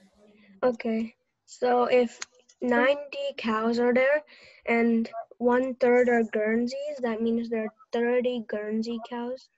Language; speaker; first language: English; native; English